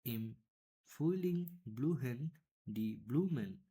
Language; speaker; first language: German; non-native, learner; Bangla